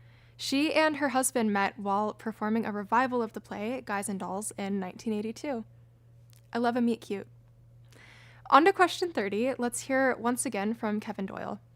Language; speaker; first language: English; native; English